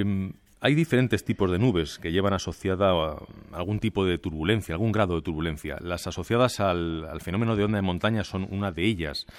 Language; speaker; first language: Spanish; native; Spanish